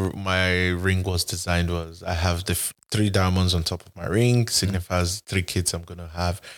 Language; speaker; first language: English; non-native, local second language; Bini